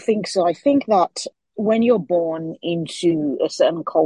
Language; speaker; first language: English; non-native, local second language; Yoruba